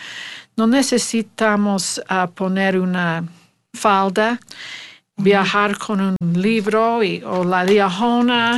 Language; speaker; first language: Spanish; non-native, learner; English